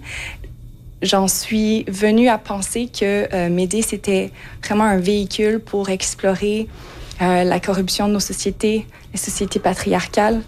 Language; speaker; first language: French; native; French